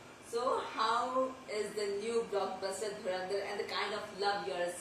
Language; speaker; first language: English; non-native, local second language; Hindi